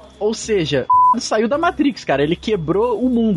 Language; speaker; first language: Portuguese; native; Portuguese